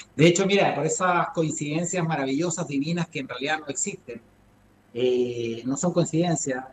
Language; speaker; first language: Spanish; native; Spanish